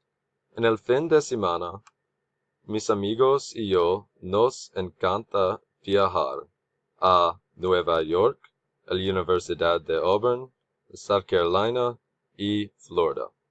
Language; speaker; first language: Spanish; non-native, learner; English